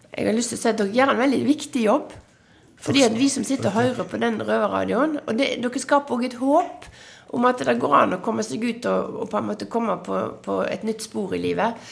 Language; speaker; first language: Norwegian; native; Norwegian